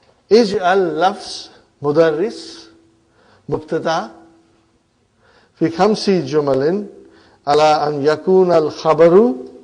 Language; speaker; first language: Arabic; non-native, fluent; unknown